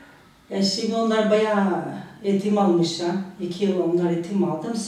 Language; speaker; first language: Turkish; non-native, learner; Albanian